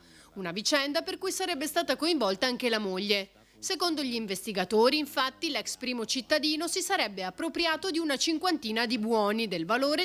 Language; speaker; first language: Italian; native; Italian